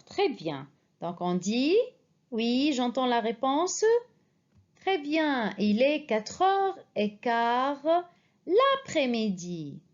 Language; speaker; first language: French; non-native, fluent; Arabic